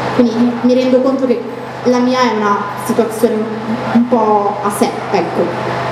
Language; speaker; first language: Italian; early bilingual, other home language; Arabic